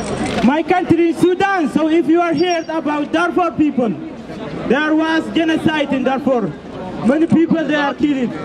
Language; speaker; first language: English; non-native, learner; Arabic